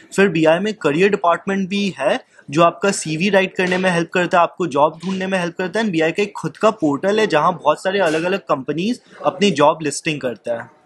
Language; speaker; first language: Hindi; native; Hindi